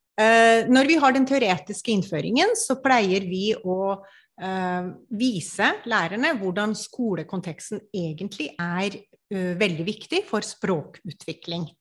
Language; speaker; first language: Norwegian; non-native, fluent; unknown